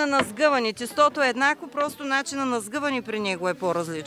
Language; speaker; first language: Bulgarian; native; Bulgarian